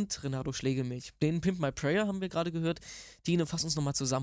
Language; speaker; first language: German; native; German